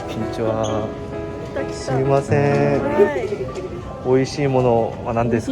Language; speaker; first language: Japanese; non-native, learner; Korean